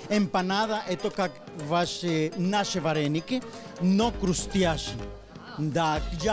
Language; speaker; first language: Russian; non-native, learner; Spanish